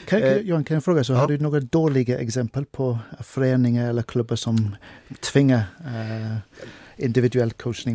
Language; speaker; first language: Swedish; non-native, fluent; English